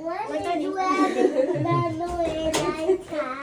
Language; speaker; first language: French; early bilingual, heritage; French